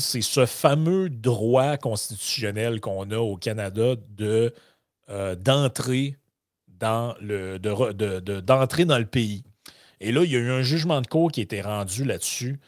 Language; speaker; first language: French; native; French